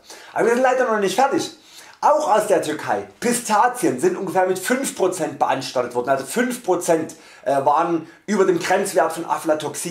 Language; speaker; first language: German; native; German